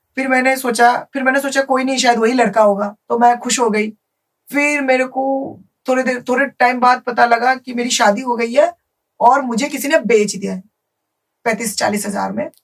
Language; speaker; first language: Hindi; non-native, local second language; Bangla